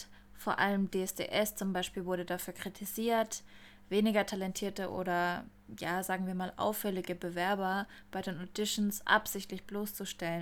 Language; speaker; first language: German; native; German